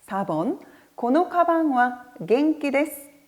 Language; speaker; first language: Japanese; non-native, fluent; Korean